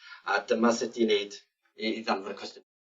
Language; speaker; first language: Welsh; native; Welsh